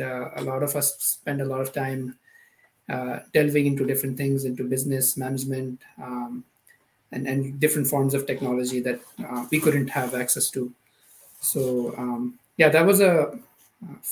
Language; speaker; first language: English; non-native, local second language; Urdu